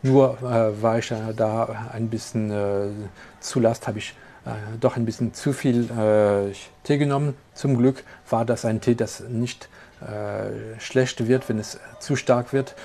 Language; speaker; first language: German; non-native, local second language; French